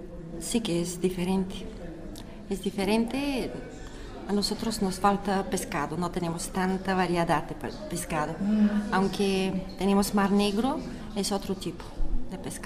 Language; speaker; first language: Spanish; non-native, learner; Bulgarian